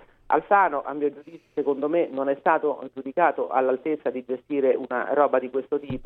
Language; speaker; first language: Italian; native; Italian